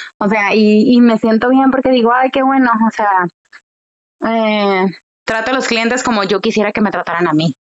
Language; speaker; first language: Spanish; early bilingual, heritage; Spanish